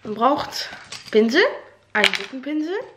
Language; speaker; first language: German; native; German